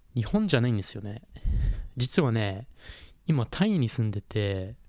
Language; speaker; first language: Japanese; non-native, fluent; English